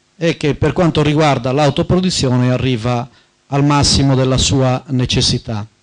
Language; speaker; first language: Italian; native; Italian